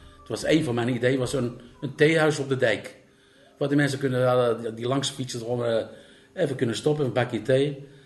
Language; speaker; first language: Dutch; non-native, fluent; Turkish